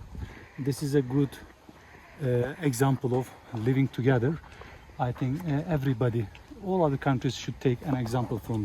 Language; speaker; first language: English; non-native, fluent; Turkish